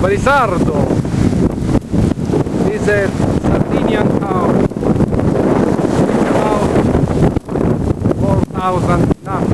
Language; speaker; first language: English; non-native, learner; Italian